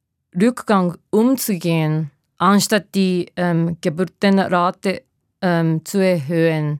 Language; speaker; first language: German; non-native, fluent; Japanese